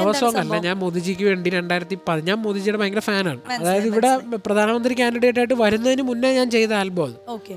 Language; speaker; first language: Malayalam; native; Malayalam